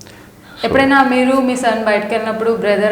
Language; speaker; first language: Telugu; native; Telugu